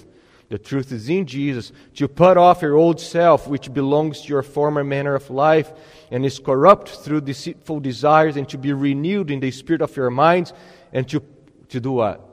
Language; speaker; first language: English; non-native, fluent; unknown